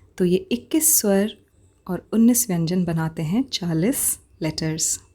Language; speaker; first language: Hindi; native; Hindi